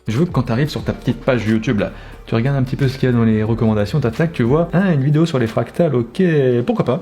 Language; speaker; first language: French; native; French